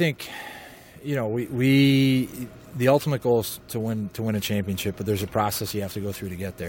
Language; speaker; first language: English; native; English